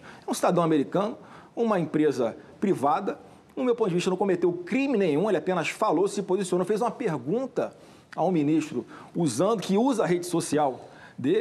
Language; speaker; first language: Portuguese; native; Portuguese